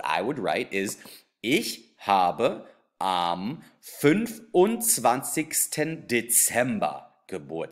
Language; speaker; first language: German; non-native, fluent; English